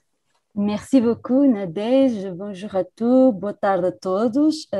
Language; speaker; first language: French; non-native, fluent; Portuguese